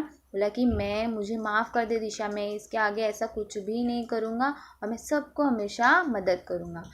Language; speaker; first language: Hindi; non-native, local second language; Marathi